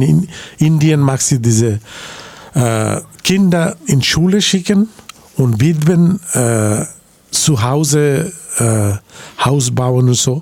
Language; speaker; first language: German; non-native, learner; Bangla